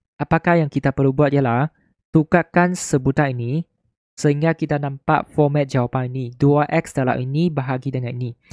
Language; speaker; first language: Malay; non-native, local second language; Chinese